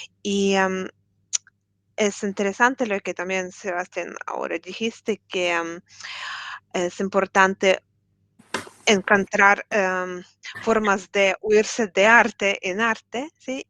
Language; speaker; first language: Spanish; non-native, fluent; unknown